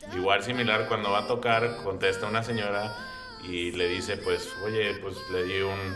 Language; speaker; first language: Spanish; early bilingual, heritage; Spanish